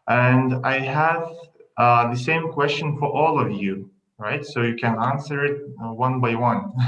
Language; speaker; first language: English; non-native, fluent; Lithuanian